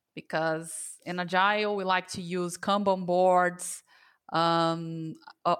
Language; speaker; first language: English; non-native, fluent; Portuguese